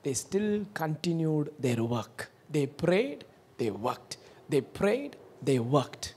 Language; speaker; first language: English; non-native, local second language; Tamil